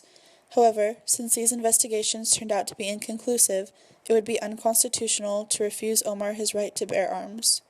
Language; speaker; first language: English; native; English